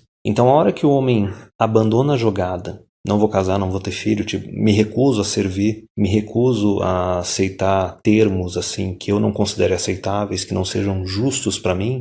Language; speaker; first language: Portuguese; native; Portuguese